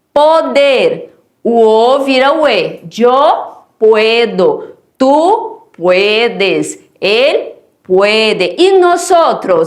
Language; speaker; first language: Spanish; non-native, fluent; Portuguese